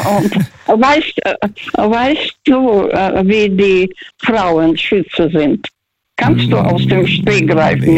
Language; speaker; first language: German; non-native, fluent; Russian